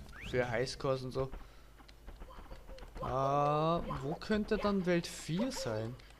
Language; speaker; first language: German; native; German